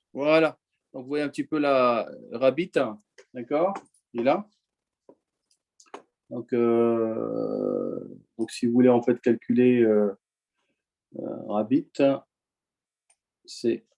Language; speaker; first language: French; native; French